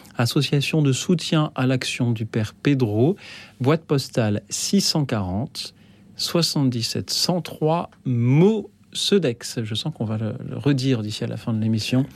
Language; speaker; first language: French; native; French